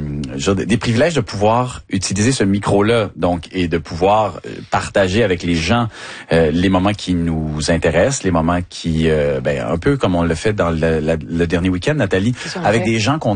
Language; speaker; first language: French; native; French